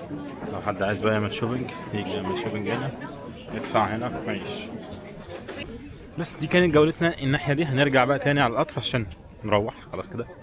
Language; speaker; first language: Arabic; native; Arabic